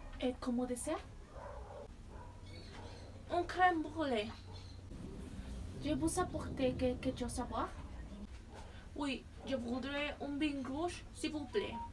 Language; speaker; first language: French; non-native, learner; Spanish